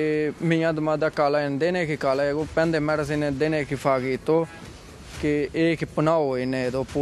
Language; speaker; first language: Greek; non-native, learner; Urdu